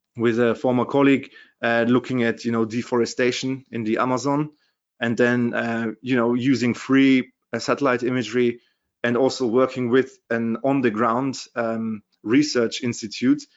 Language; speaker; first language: English; non-native, fluent; German